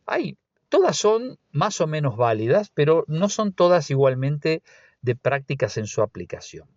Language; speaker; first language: Spanish; native; Spanish